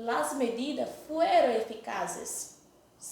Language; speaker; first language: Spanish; non-native, fluent; Portuguese